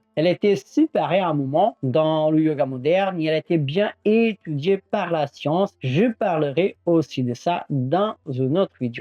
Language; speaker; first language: French; non-native, fluent; Portuguese